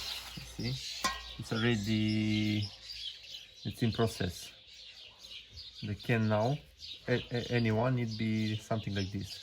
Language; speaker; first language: English; non-native, learner; Romanian